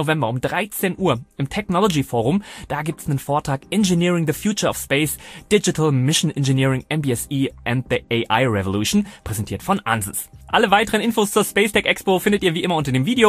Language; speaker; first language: German; native; German